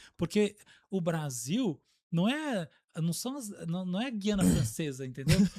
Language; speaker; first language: Portuguese; native; Portuguese